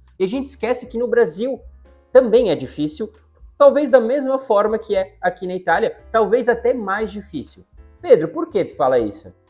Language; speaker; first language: Portuguese; native; Portuguese